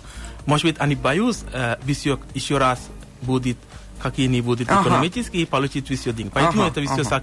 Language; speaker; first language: Russian; non-native, learner; Sinhala